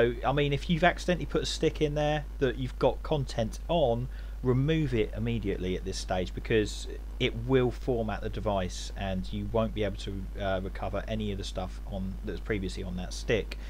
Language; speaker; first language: English; native; English